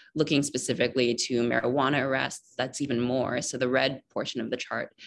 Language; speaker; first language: English; native; English